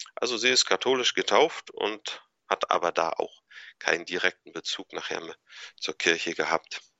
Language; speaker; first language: German; native; German